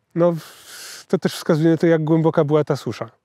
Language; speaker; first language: Polish; native; Polish